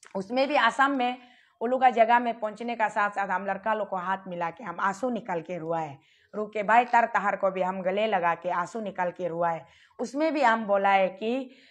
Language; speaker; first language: Hindi; non-native, local second language; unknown